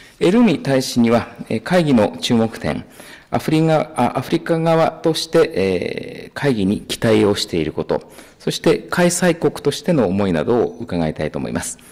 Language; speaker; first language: Japanese; native; Japanese